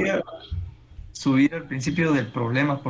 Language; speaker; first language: Spanish; native; Spanish